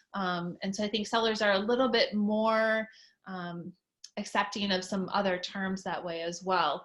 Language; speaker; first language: English; native; English